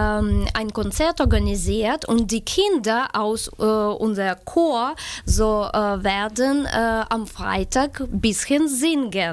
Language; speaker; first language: German; non-native, fluent; Ukrainian